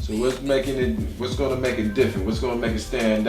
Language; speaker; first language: English; native; English